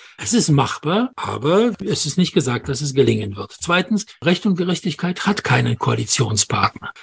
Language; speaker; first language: German; non-native, fluent; Polish